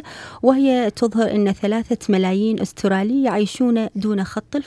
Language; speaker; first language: Arabic; native; Arabic